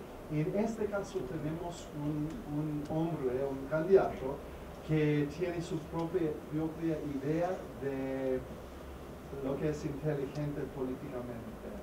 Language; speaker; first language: Spanish; non-native, fluent; English